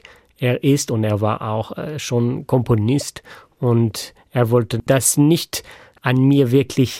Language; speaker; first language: German; non-native, fluent; French